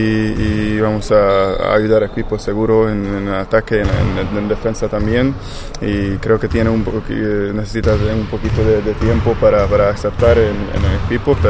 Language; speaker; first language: Spanish; non-native, learner; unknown